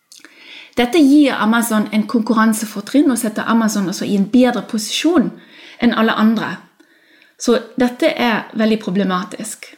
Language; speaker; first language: Norwegian; non-native, fluent; German